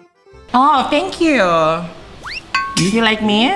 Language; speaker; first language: English; non-native, learner; Indonesian